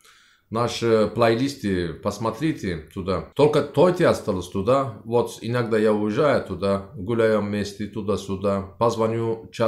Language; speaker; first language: Russian; non-native, learner; Turkish